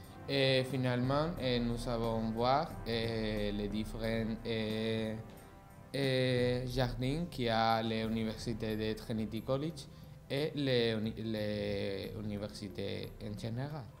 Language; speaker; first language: French; non-native, learner; Spanish